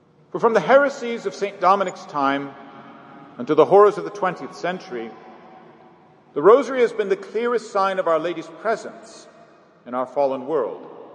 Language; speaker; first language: English; native; English